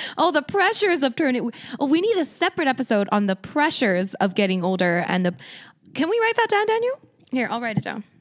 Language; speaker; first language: English; early bilingual, other home language; Korean